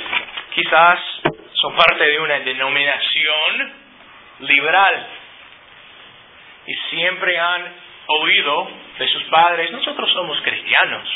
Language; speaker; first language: Spanish; non-native, fluent; English